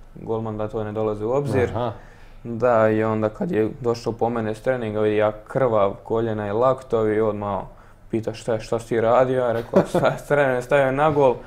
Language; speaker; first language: Croatian; native; Croatian